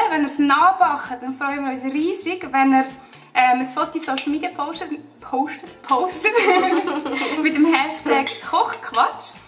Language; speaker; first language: German; native; German